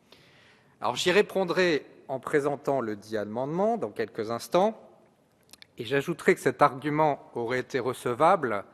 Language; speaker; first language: French; native; French